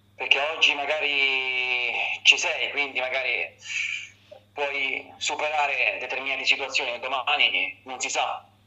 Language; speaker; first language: Italian; native; Italian